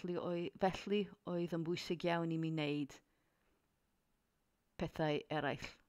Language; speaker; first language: Welsh; non-native, learner; English